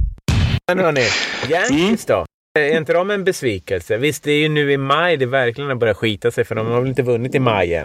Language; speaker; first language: Swedish; native; Swedish